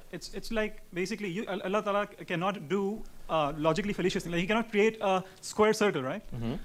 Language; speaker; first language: English; non-native, local second language; Urdu